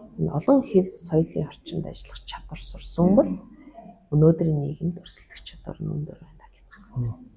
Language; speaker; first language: Mongolian; non-native, local second language; Kazakh